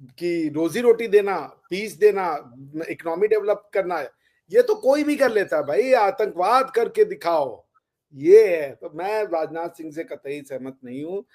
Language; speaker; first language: Hindi; native; Hindi